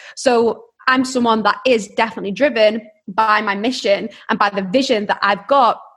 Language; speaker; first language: English; native; English